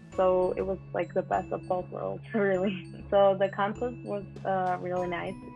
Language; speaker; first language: English; non-native, fluent; Spanish